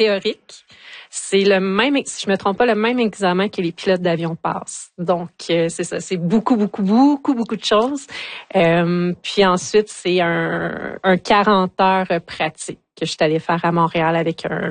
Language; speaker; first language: French; native; French